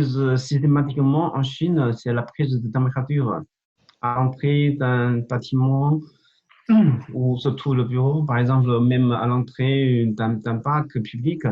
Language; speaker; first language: French; non-native, fluent; Chinese